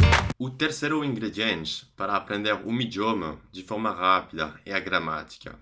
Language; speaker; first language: Portuguese; non-native, fluent; French